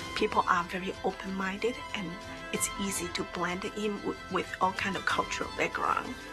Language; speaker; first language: English; non-native, fluent; Chinese